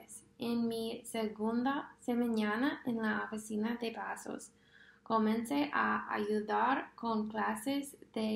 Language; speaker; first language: Spanish; non-native, fluent; English